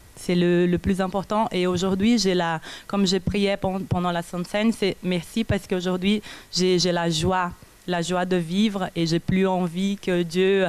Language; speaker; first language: French; non-native, fluent; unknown